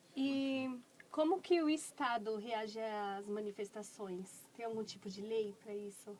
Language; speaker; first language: Portuguese; native; Portuguese